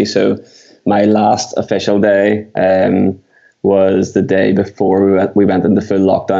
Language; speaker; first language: English; native; English